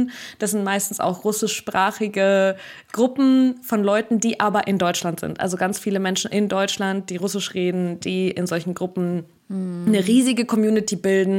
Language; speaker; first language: German; early bilingual, other home language; Russian